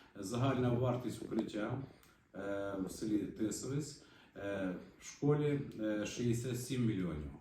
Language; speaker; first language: Ukrainian; native; Ukrainian